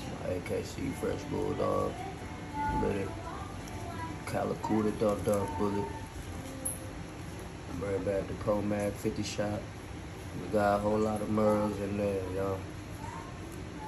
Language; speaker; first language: English; native; English